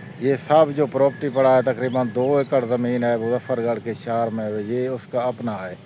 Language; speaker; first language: Urdu; non-native, local second language; Saraiki